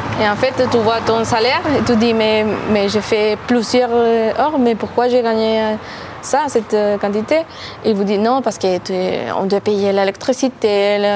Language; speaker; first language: French; non-native, fluent; Spanish